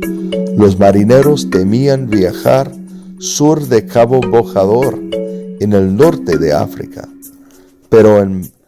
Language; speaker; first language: Spanish; non-native, fluent; English